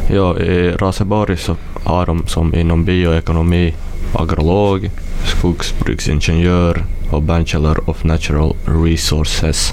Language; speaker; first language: Swedish; native; Swedish